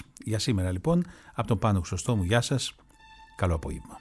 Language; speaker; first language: Greek; native; Greek